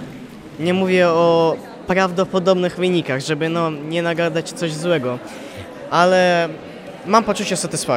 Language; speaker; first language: Polish; non-native, local second language; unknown